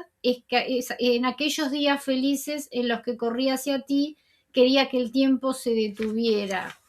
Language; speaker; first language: Spanish; native; Spanish